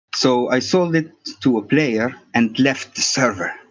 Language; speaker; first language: English; non-native, fluent; Arabic